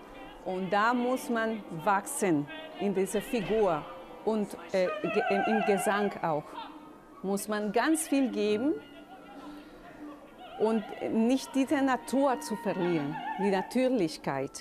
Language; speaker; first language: German; non-native, fluent; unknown